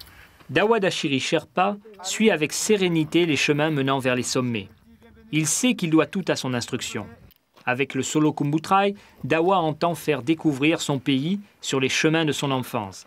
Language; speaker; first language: French; native; French